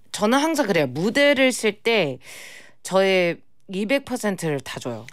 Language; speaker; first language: Korean; early bilingual, heritage; Korean